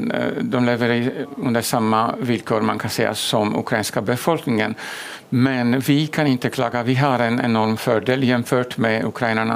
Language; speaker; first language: Swedish; non-native, fluent; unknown